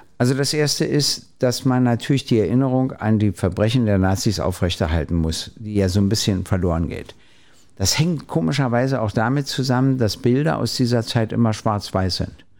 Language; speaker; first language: German; native; German